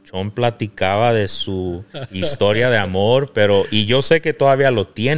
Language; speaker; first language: Spanish; early bilingual, heritage; Spanish